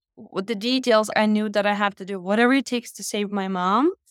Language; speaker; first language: English; non-native, fluent; Lithuanian